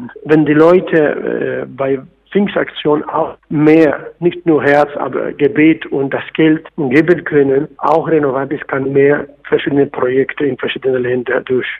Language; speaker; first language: German; non-native, fluent; Polish